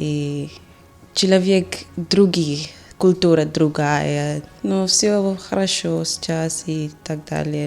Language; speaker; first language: Russian; non-native, learner; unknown